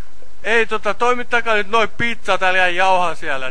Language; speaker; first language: Finnish; native; Finnish